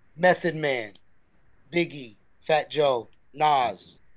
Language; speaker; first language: English; native; English